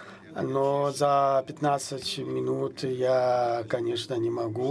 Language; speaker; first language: Russian; non-native, fluent; Chinese